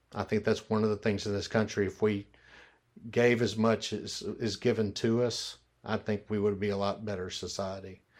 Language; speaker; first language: English; native; English